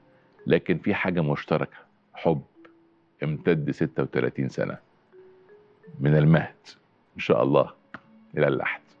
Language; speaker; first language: Arabic; native; Arabic